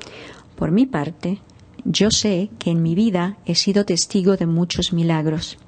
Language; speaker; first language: Spanish; native; Spanish